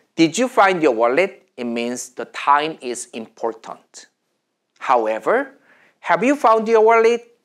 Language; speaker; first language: English; non-native, fluent; Korean